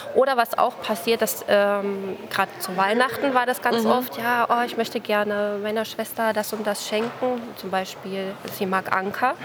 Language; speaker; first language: German; native; German